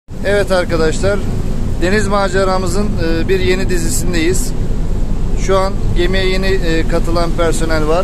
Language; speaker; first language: Turkish; native; Turkish